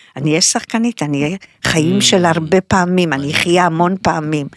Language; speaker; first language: Hebrew; non-native, fluent; Romanian